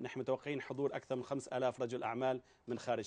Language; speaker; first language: Arabic; native; Arabic